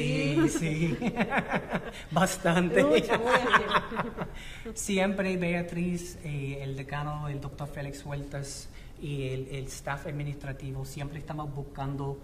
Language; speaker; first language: Spanish; non-native, fluent; English